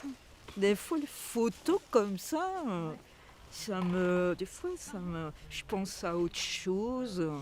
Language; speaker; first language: French; native; French